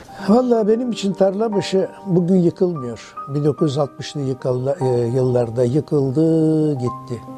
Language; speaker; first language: Turkish; native; Turkish